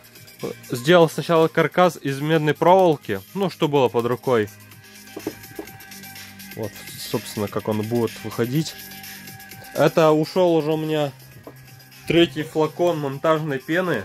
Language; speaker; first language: Russian; native; Russian